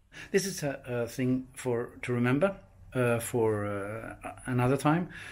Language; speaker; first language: English; non-native, fluent; Swedish